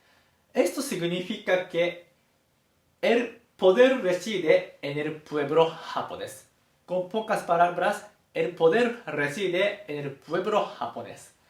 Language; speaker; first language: Spanish; non-native, fluent; Japanese